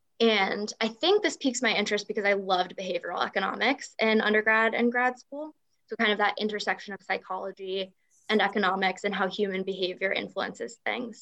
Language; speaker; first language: English; native; English